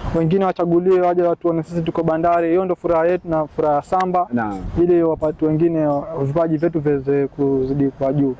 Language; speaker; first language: Swahili; native; Swahili